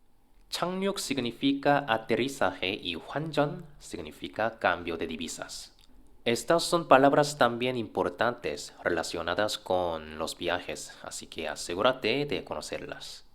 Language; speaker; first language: Spanish; non-native, fluent; Korean